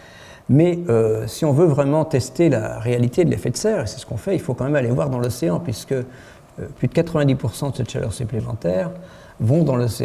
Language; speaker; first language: French; native; French